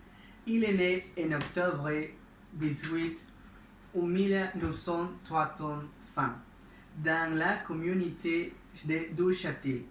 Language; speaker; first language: French; non-native, learner; Spanish